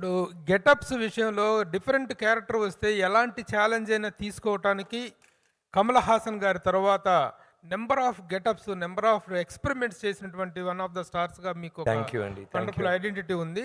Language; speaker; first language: Telugu; native; Telugu